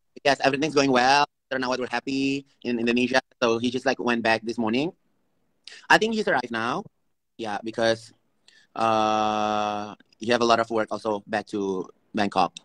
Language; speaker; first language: English; non-native, learner; Indonesian